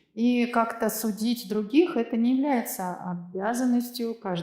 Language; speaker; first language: Russian; native; Russian